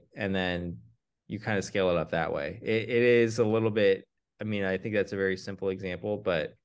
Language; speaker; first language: English; native; English